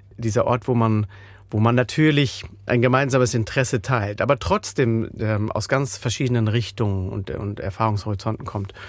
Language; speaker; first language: German; native; German